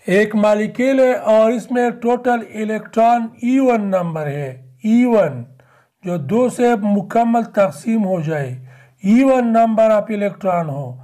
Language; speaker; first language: Urdu; non-native, local second language; Pashto